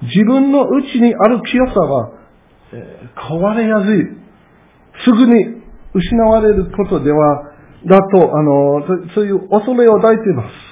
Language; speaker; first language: Japanese; non-native, fluent; English